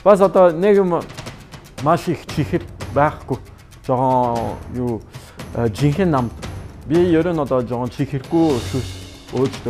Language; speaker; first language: Mongolian; non-native, learner; French